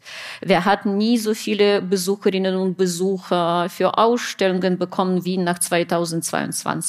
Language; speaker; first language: German; non-native, fluent; Russian